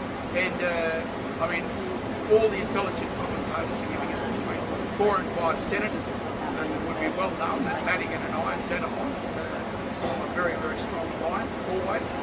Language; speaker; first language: English; native; English